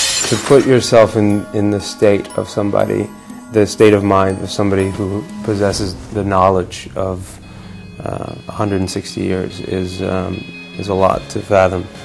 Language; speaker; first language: English; early bilingual, other home language; Polish